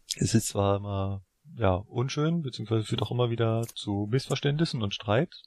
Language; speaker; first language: German; native; German